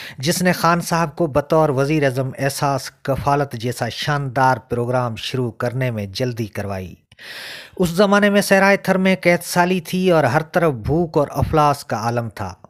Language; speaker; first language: Urdu; non-native, local second language; Sindhi